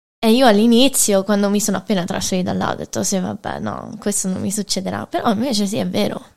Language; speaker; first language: Italian; early bilingual, heritage; English